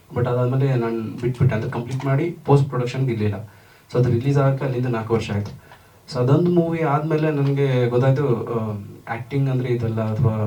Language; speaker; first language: Kannada; native; Kannada